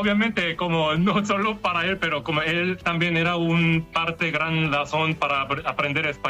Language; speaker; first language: Spanish; non-native, learner; Korean